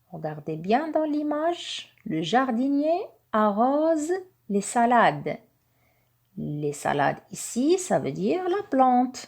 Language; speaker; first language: French; non-native, local second language; Arabic